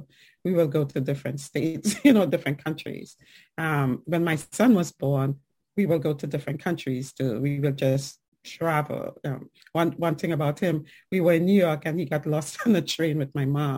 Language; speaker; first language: English; native; English